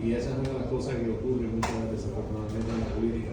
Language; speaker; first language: Spanish; early bilingual, heritage; Spanish